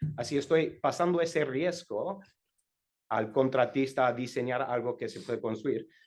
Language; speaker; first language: Spanish; non-native, learner; English